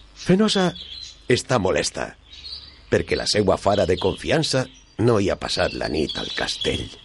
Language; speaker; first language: Catalan; non-native, local second language; Spanish